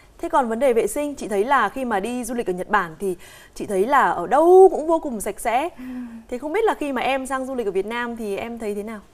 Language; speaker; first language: Vietnamese; native; Vietnamese